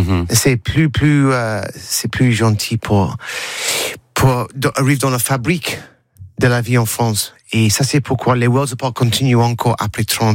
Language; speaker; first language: French; non-native, learner; English